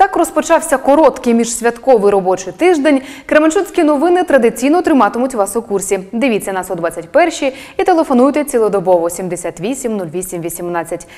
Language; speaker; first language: Ukrainian; native; Ukrainian